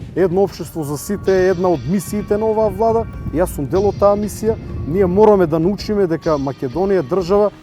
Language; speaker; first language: Macedonian; native; Macedonian